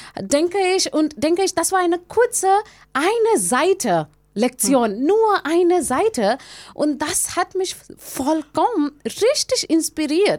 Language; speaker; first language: German; non-native, learner; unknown